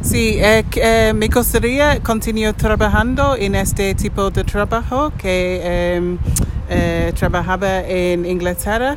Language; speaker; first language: Spanish; non-native, learner; English